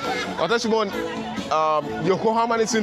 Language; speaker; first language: Japanese; non-native, learner; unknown